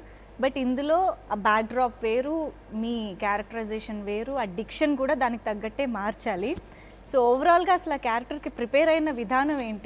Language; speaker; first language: Telugu; native; Telugu